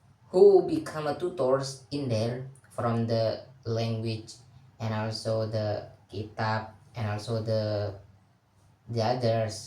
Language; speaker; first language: English; non-native, learner; Indonesian